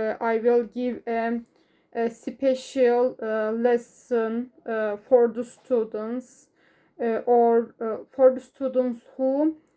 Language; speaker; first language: English; non-native, learner; Turkish